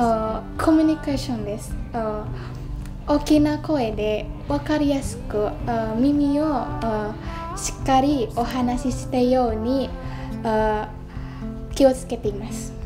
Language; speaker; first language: Japanese; non-native, learner; Indonesian